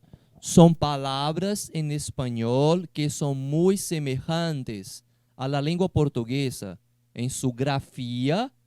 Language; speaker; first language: Spanish; non-native, fluent; Portuguese